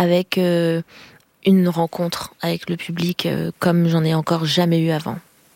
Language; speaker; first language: French; native; French